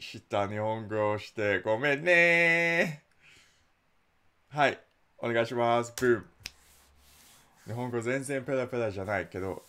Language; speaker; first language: Japanese; non-native, learner; English